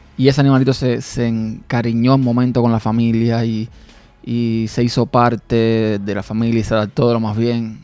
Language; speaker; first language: Spanish; native; Spanish